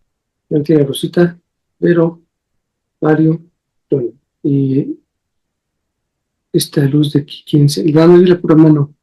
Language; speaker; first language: Spanish; native; Spanish